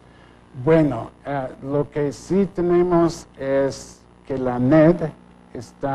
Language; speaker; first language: Spanish; non-native, fluent; English